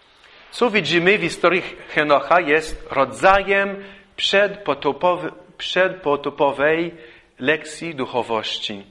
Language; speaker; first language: Polish; non-native, fluent; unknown